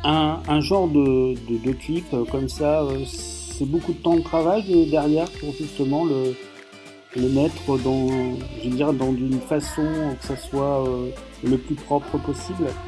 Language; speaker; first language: French; native; French